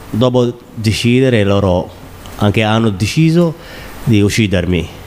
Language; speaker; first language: Italian; non-native, learner; Somali